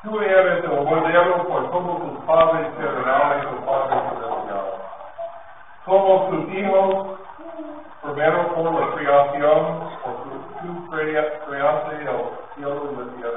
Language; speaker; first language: Spanish; non-native, learner; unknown